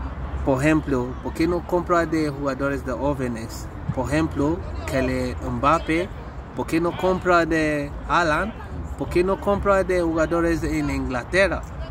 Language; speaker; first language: Spanish; non-native, learner; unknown